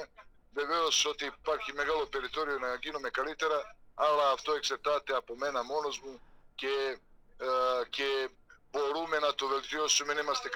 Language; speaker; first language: Greek; non-native, fluent; Serbian